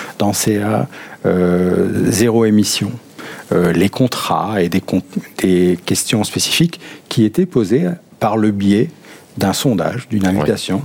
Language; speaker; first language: French; native; French